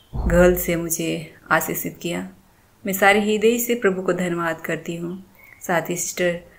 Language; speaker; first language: Hindi; native; Hindi